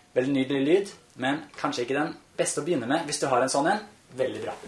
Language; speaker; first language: Norwegian; non-native, fluent; German